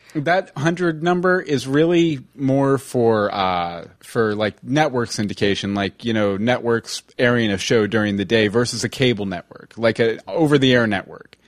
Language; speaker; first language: English; native; English